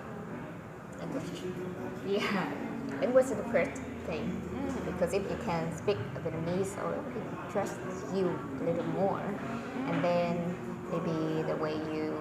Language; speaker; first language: English; non-native, fluent; Vietnamese